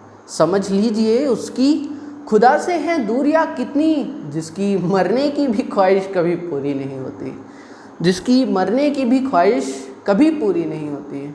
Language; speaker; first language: Hindi; native; Hindi